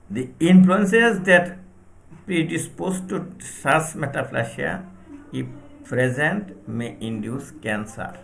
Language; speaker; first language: English; non-native, local second language; Bangla